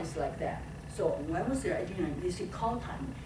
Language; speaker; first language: English; non-native, fluent; Chinese